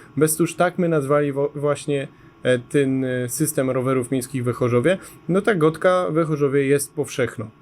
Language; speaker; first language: Polish; native; Polish